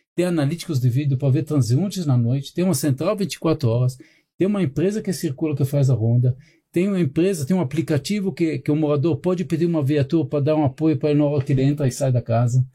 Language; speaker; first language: Portuguese; non-native, fluent; Hebrew